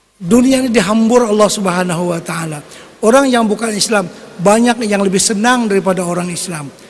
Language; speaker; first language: Indonesian; non-native, local second language; Banjar